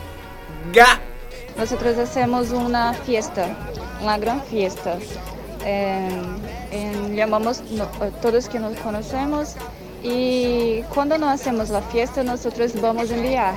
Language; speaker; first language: Spanish; non-native, learner; Portuguese